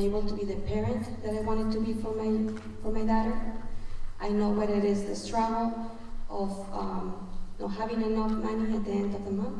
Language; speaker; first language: English; non-native, fluent; Spanish